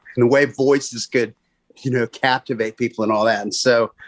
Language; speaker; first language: English; native; English